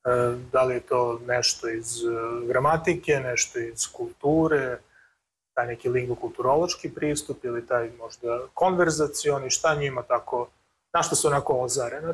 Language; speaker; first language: Serbian; native; Serbian